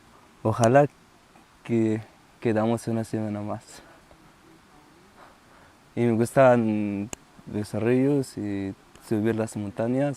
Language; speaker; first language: Spanish; non-native, learner; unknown